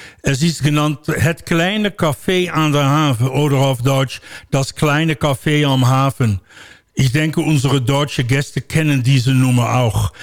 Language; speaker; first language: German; non-native, learner; Dutch